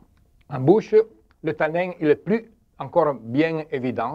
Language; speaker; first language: French; non-native, learner; Italian